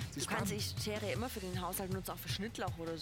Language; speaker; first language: German; native; German